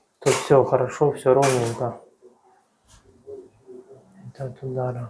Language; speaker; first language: Russian; native; Russian